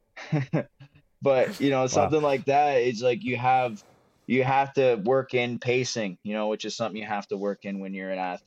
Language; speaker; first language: English; native; English